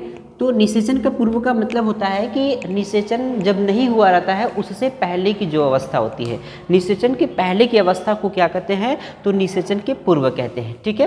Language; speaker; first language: Hindi; native; Hindi